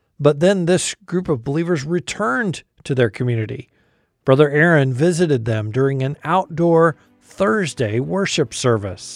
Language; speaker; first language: English; native; English